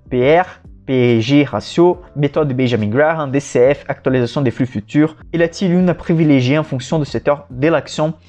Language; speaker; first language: French; non-native, fluent; Portuguese